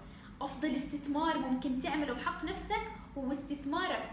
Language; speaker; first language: Arabic; native; Arabic